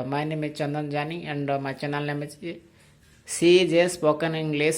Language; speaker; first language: English; non-native, local second language; Odia